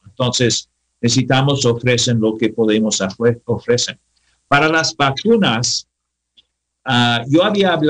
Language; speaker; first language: Spanish; non-native, learner; English